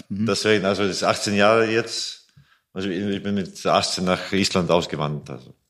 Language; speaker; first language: German; non-native, fluent; Latvian